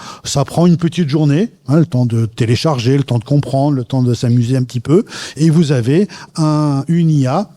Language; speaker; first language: French; native; French